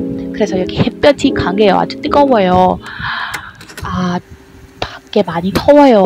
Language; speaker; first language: Korean; non-native, learner; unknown